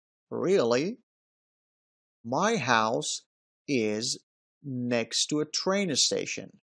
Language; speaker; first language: English; non-native, fluent; Persian